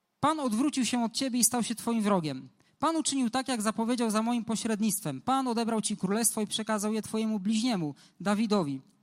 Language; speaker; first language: Polish; native; Polish